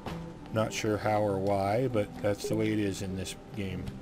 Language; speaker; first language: English; native; English